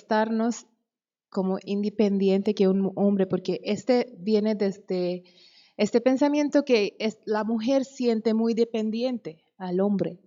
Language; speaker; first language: Spanish; non-native, fluent; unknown